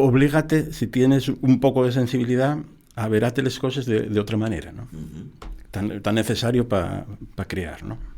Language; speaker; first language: Spanish; native; Spanish